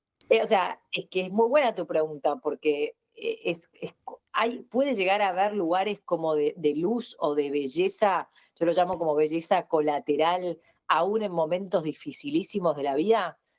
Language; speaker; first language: Spanish; native; Spanish